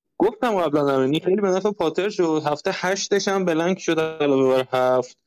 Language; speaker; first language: Persian; native; Persian